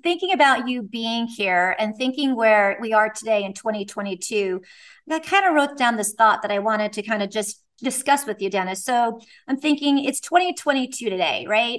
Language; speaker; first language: English; native; English